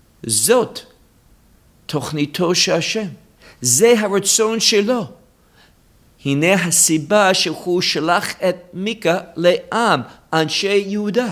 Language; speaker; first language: Hebrew; non-native, fluent; English